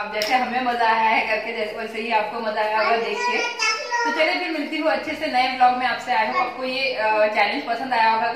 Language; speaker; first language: Hindi; non-native, local second language; Marathi